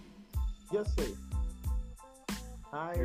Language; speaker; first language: English; non-native, learner; Portuguese